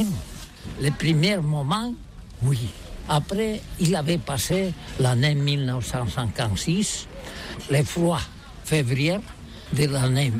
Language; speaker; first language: French; non-native, learner; Catalan